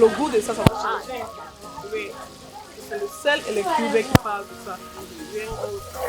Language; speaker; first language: French; non-native, local second language; English